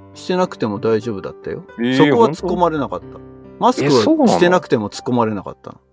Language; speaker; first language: Japanese; native; Japanese